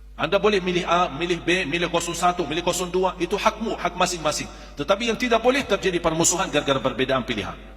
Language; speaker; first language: Indonesian; non-native, fluent; Arabic